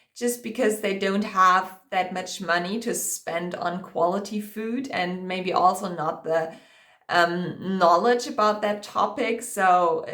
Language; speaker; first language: English; non-native, fluent; German